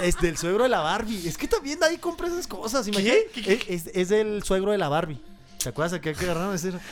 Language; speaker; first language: Spanish; native; Spanish